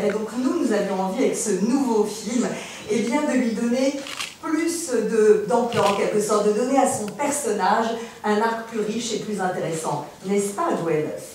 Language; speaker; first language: French; native; French